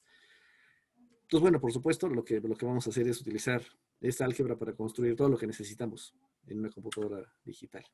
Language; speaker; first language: Spanish; native; Spanish